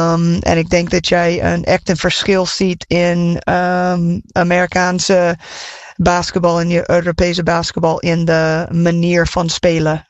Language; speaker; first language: Dutch; non-native, fluent; English